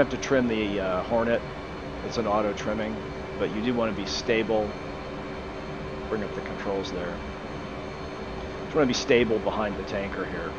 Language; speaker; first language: English; native; English